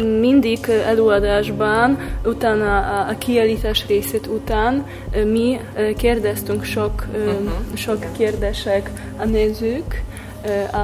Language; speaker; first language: Hungarian; non-native, learner; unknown